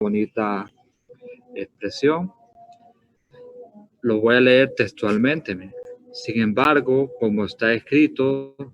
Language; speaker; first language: Spanish; native; Spanish